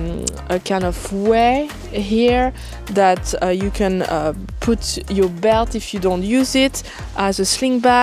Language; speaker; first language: English; non-native, fluent; French